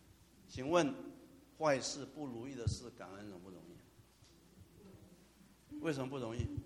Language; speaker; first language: Chinese; native; Chinese